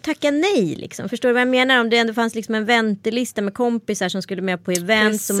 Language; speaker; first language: Swedish; native; Swedish